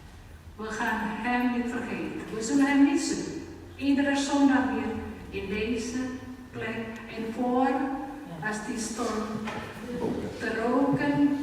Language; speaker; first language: Dutch; non-native, fluent; Indonesian